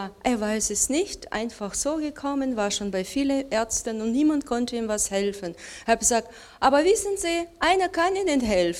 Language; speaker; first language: German; non-native, learner; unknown